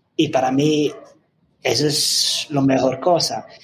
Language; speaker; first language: Spanish; non-native, fluent; English